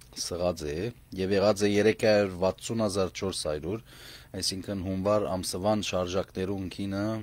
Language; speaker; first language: Armenian; native; Armenian